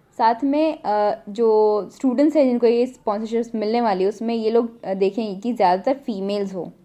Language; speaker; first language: Hindi; non-native, local second language; Gujarati